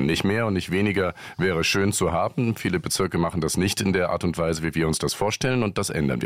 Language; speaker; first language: German; native; German